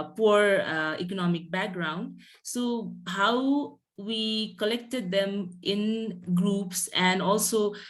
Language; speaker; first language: English; non-native, local second language; Nepali